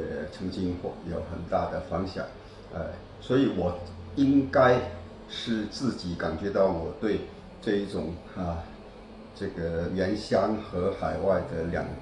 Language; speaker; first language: Chinese; native; Chinese